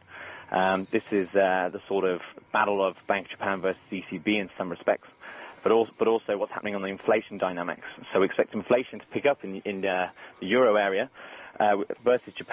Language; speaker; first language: English; native; English